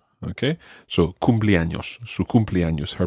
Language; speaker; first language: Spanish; non-native, fluent; English